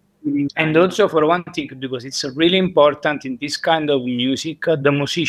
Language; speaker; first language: English; non-native, learner; Italian